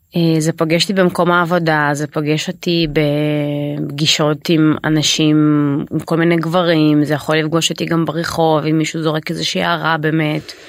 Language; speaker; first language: Hebrew; early bilingual, other home language; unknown